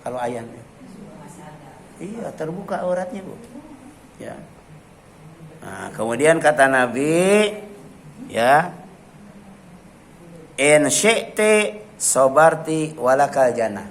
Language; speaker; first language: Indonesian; native; Indonesian